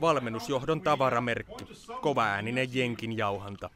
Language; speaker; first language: Finnish; native; Finnish